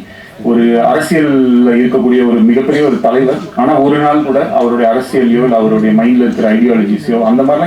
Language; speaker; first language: Tamil; native; Tamil